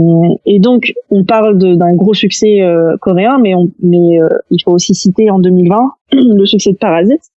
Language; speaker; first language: French; native; French